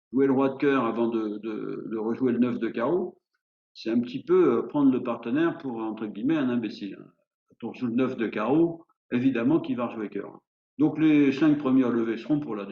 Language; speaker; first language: French; native; French